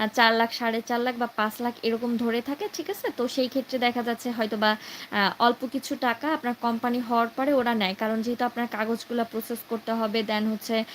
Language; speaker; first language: Bangla; native; Bangla